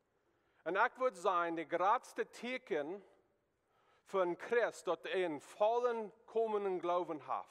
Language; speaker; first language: German; non-native, learner; Plautdietsch